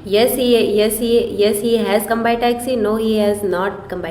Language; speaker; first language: English; non-native, learner; Hindi